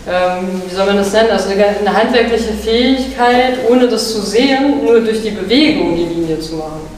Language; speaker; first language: German; native; German